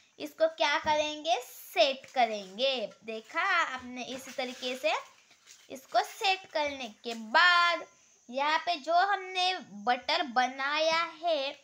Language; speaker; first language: Hindi; non-native, local second language; Marathi